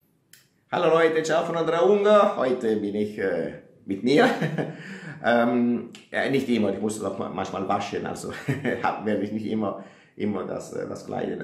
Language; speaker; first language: German; non-native, fluent; Italian